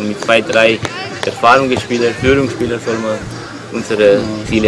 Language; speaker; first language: German; non-native, learner; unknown